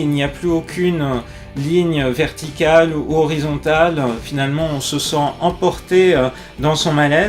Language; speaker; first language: French; native; French